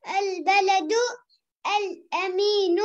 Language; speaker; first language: Arabic; native; Arabic